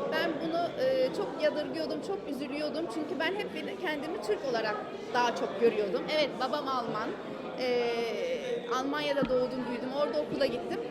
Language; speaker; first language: Turkish; early bilingual, other home language; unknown